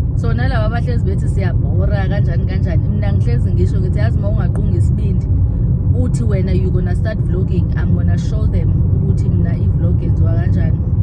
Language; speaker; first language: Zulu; non-native, local second language; Xhosa